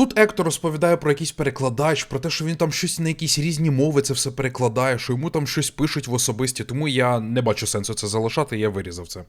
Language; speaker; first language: Ukrainian; native; Ukrainian